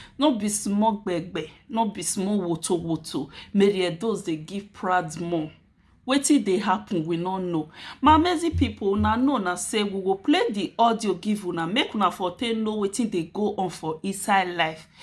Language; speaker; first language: Nigerian Pidgin; native; Nigerian Pidgin